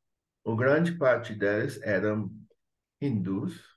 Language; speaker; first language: Portuguese; non-native, fluent; English